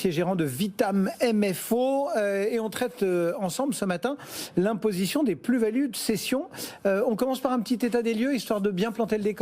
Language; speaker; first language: French; native; French